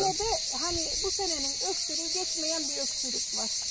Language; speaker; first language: Turkish; native; Turkish